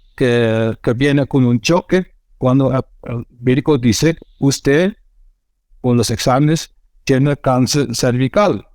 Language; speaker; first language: Spanish; non-native, fluent; Dutch